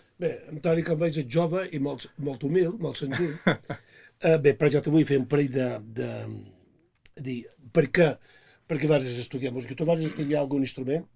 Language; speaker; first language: Catalan; native; Catalan